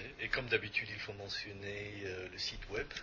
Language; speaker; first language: French; non-native, fluent; English